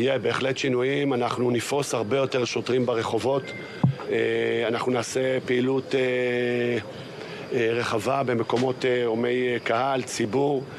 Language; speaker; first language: Hebrew; native; Hebrew